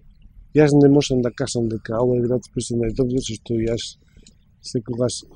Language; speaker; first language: Macedonian; non-native, learner; Spanish